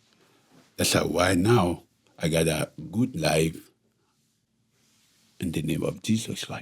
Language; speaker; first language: English; non-native, local second language; Haitian Creole